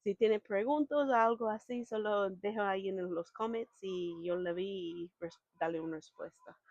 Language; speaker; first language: Spanish; non-native, learner; English